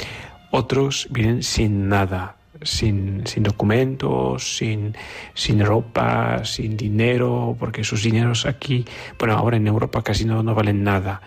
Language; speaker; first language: Spanish; non-native, fluent; Polish